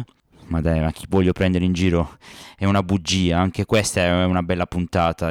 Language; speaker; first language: Italian; native; Italian